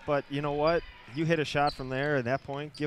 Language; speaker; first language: English; native; English